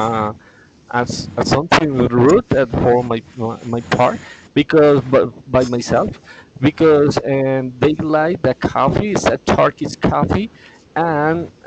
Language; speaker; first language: English; non-native, learner; Spanish